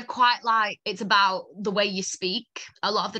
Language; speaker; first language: English; native; English